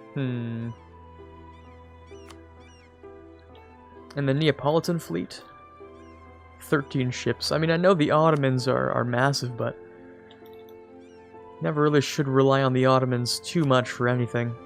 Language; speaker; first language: English; native; English